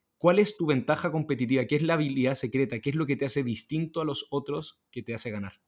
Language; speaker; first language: Spanish; native; Spanish